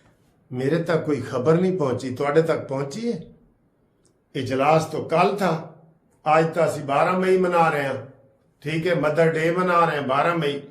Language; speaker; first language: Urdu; non-native, local second language; Punjabi